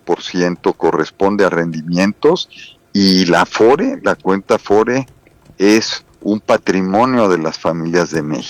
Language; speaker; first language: Spanish; native; Spanish